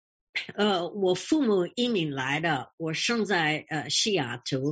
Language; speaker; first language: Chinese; early bilingual, heritage; English